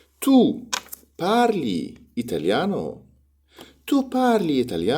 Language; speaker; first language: Italian; non-native, fluent; Arabic